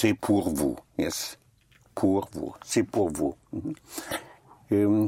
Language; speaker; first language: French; non-native, fluent; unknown